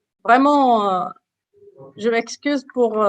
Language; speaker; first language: French; non-native, local second language; Arabic